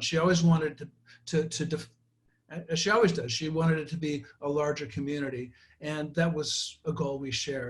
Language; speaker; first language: English; native; English